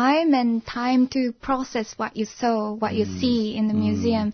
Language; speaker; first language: English; non-native, fluent; Japanese